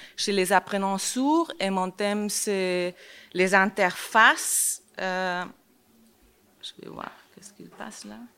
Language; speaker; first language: French; non-native, fluent; Spanish